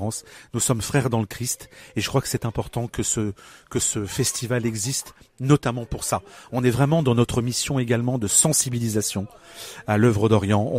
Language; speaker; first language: French; native; French